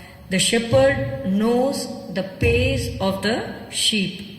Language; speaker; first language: English; non-native, local second language; Tamil